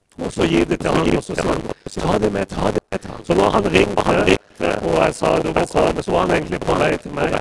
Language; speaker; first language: Norwegian; non-native, fluent; Persian